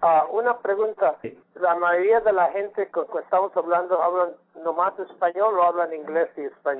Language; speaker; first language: Spanish; early bilingual, heritage; Spanish